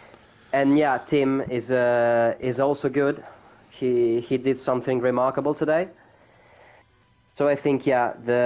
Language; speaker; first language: English; non-native, fluent; Italian